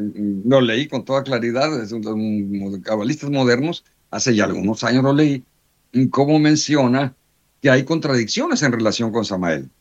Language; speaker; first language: Spanish; native; Spanish